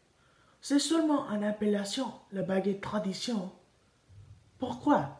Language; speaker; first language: French; non-native, learner; Spanish